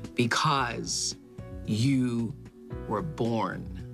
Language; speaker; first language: English; native; English